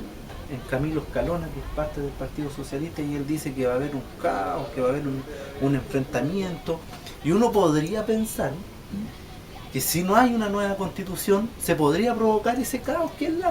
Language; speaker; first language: Spanish; native; Spanish